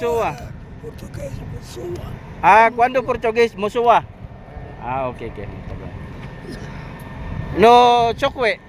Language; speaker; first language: Spanish; non-native, learner; Filipino